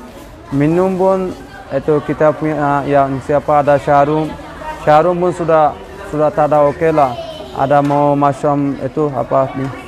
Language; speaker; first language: Indonesian; non-native, learner; Rohingya